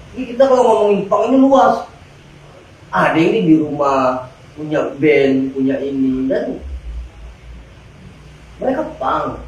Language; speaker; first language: Indonesian; native; Indonesian